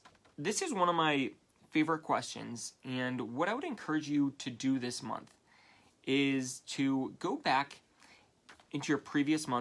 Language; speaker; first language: English; native; English